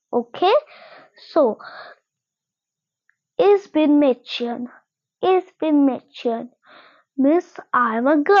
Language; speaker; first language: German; non-native, learner; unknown